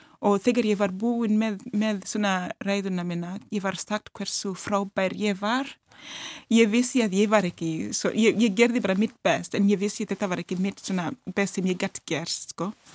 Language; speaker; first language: Icelandic; non-native, fluent; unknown